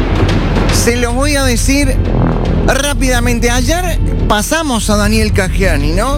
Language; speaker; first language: Spanish; native; Spanish